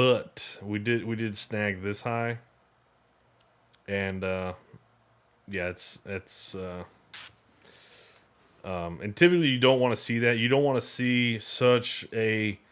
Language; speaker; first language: English; native; English